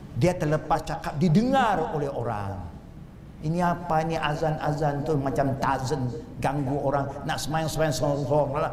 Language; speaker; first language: Malay; non-native, local second language; Chinese